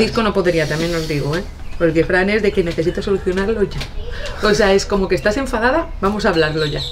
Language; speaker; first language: Spanish; native; Spanish